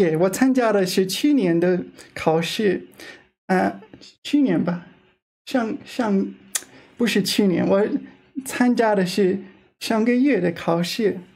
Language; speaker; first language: Chinese; non-native, fluent; English